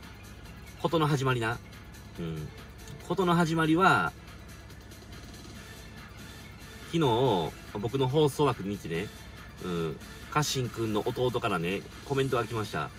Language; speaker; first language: Japanese; native; Japanese